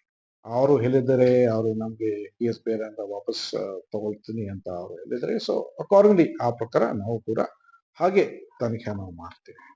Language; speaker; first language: Kannada; non-native, fluent; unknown